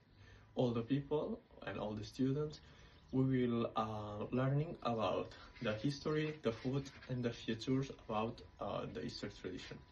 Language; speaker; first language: English; non-native, learner; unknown